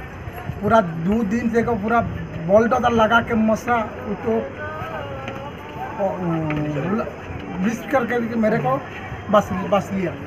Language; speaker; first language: Hindi; non-native, local second language; Bangla